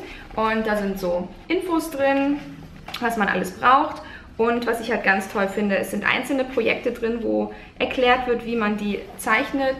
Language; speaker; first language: German; native; German